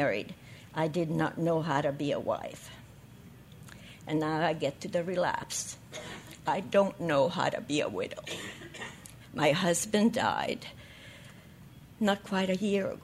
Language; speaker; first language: English; non-native, fluent; Hungarian